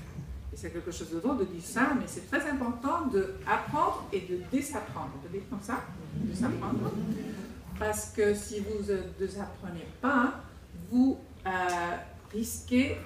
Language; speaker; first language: French; non-native, fluent; Spanish